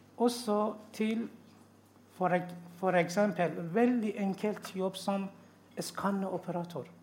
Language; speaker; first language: Norwegian; non-native, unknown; Persian